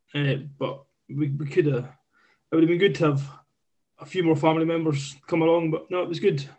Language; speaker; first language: English; native; English